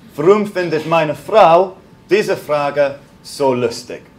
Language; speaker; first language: German; non-native, fluent; English